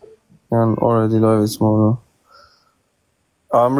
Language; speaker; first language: English; non-native, learner; Turkish